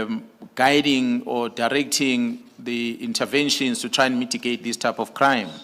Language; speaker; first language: English; non-native, local second language; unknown